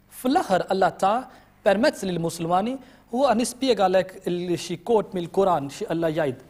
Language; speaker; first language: Maltese; non-native, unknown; Urdu